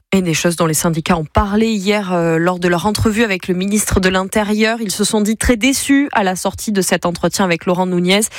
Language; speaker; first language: French; native; French